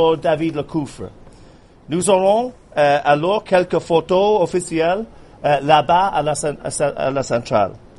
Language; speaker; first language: French; non-native, learner; English